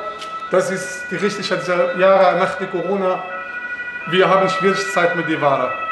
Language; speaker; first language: German; non-native, learner; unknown